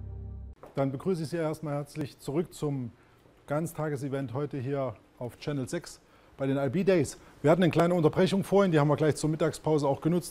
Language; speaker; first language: German; native; German